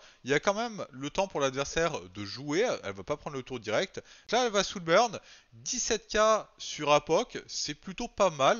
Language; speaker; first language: French; native; French